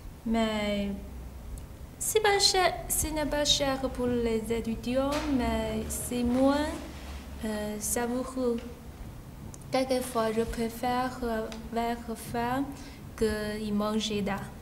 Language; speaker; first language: French; non-native, learner; Chinese